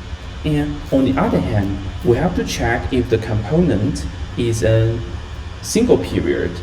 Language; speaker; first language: English; non-native, fluent; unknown